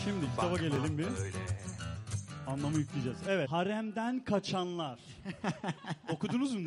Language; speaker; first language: Turkish; native; Turkish